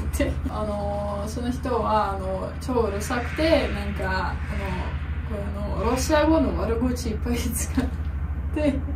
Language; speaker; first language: Japanese; non-native, fluent; Russian